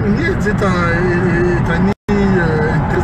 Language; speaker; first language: Russian; non-native, learner; Lingala